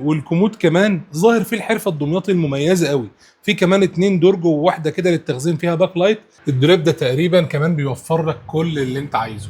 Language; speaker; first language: Arabic; native; Arabic